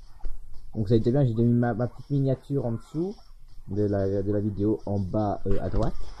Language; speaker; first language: French; native; French